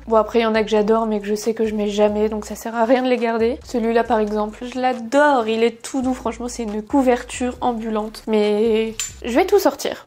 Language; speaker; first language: French; native; French